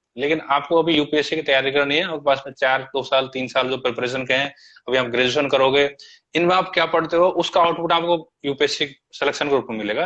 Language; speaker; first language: Hindi; native; Hindi